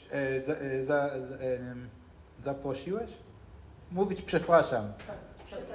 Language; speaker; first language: Polish; non-native, learner; Hebrew